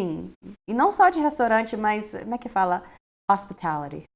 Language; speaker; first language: Portuguese; early bilingual, heritage; Portuguese